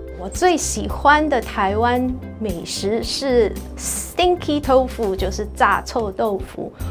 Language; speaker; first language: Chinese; non-native, fluent; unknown